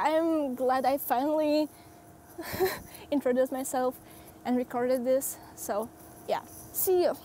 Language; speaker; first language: English; non-native, fluent; Polish